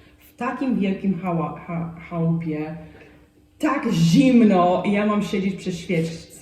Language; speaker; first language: Polish; non-native, fluent; English